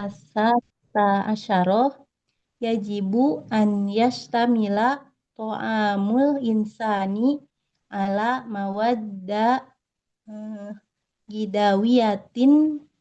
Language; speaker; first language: Arabic; non-native, learner; Indonesian